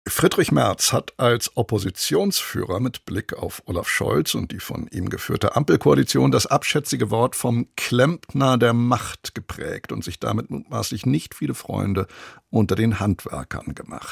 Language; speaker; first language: German; native; German